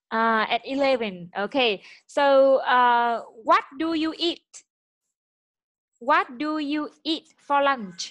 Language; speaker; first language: English; non-native, fluent; Vietnamese